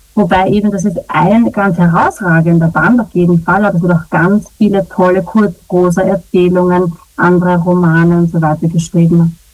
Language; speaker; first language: German; early bilingual, other home language; Croatian